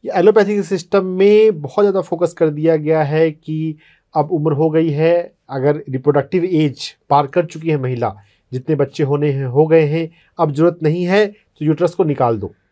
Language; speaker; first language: Hindi; native; Hindi